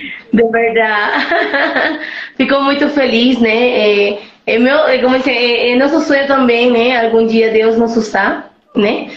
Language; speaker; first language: Portuguese; non-native, fluent; Spanish